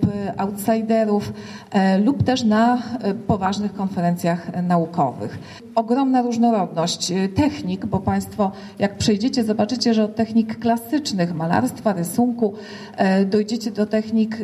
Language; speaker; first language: Polish; native; Polish